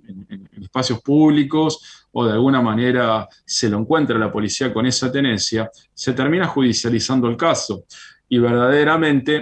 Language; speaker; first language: Spanish; native; Spanish